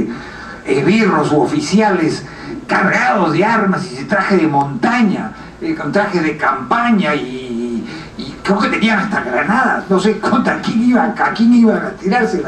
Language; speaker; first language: Spanish; native; Spanish